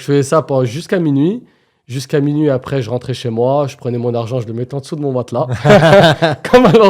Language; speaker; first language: French; native; French